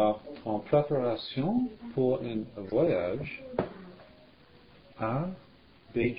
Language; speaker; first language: French; non-native, learner; English